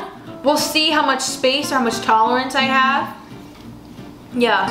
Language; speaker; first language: English; native; English